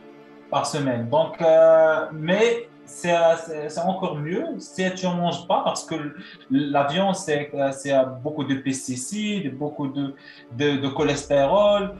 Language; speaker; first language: French; non-native, local second language; Arabic